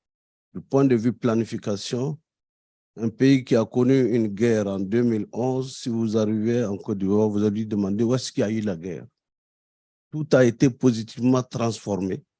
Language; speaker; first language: French; non-native, fluent; Spanish